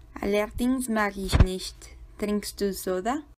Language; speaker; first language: German; non-native, learner; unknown